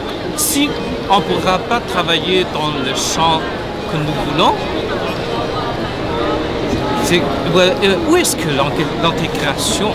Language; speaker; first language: French; non-native, fluent; Chinese